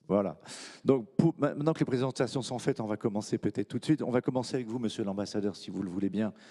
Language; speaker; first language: French; native; French